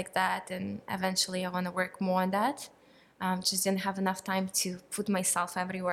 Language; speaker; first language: English; non-native, fluent; Russian